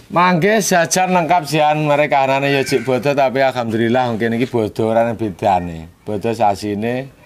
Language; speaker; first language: Indonesian; non-native, local second language; Javanese